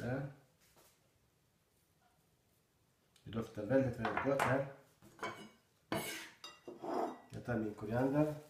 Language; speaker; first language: Swedish; non-native, learner; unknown